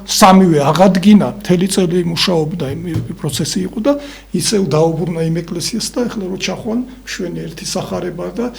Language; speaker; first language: Georgian; non-native, local second language; Svan